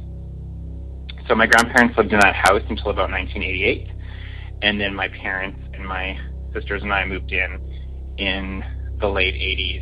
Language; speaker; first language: English; native; English